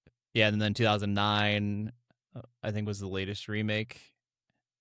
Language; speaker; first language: English; native; English